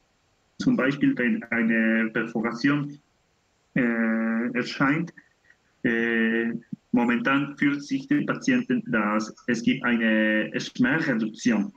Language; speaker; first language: German; non-native, learner; Spanish